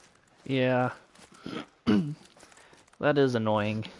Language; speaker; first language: English; native; English